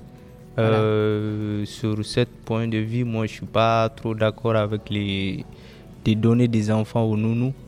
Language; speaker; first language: French; non-native, local second language; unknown